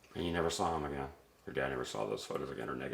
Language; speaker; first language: English; native; English